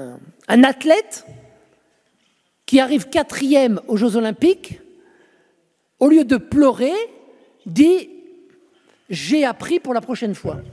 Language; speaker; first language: French; native; French